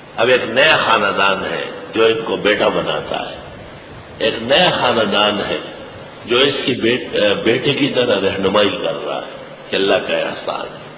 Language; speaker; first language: Urdu; non-native, local second language; Pashto